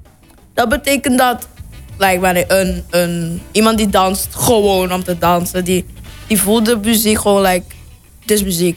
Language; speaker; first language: Dutch; non-native, local second language; Papiamento